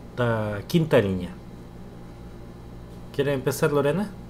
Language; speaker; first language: Spanish; non-native, fluent; Korean